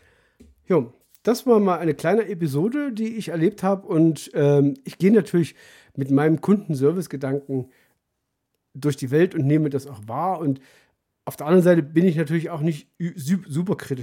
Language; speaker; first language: German; native; German